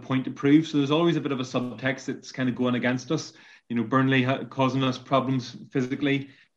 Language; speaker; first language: English; native; English